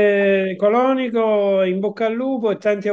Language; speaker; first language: Italian; native; Italian